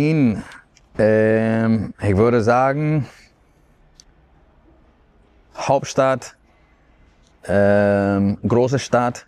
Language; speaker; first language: German; non-native, fluent; Spanish